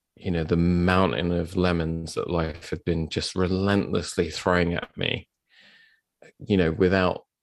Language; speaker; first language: English; native; English